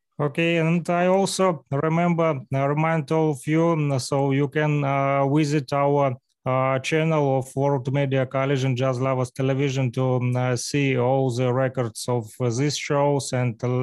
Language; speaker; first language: English; non-native, learner; Russian